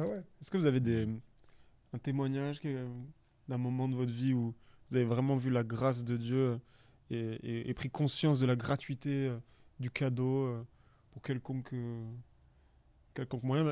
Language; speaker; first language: French; native; French